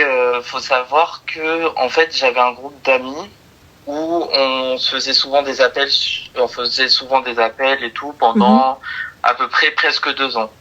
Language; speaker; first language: French; native; French